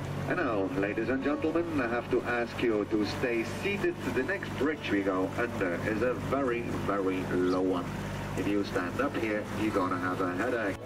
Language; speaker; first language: English; non-native, fluent; Dutch